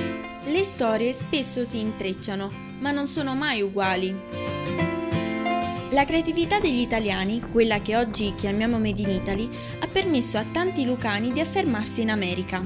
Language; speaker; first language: Italian; native; Italian